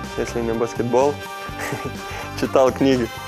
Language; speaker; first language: Russian; non-native, fluent; Lithuanian